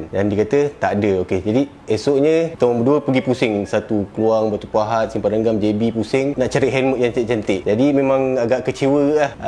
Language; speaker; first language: Malay; native; Malay